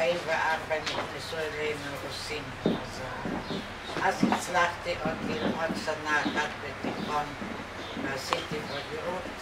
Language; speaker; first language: Hebrew; non-native, fluent; Polish